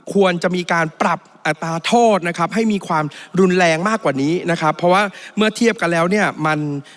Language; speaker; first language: Thai; native; Thai